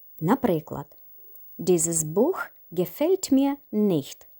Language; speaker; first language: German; non-native, fluent; Ukrainian